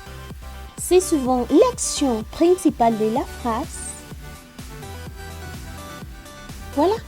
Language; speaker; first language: French; non-native, learner; Spanish